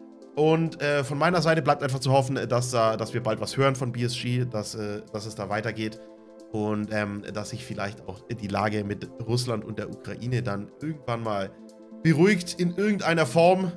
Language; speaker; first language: German; native; German